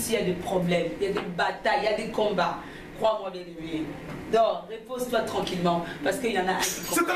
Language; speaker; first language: French; non-native, local second language; Lingala